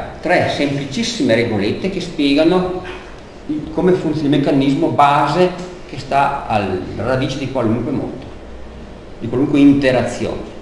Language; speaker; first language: Italian; native; Italian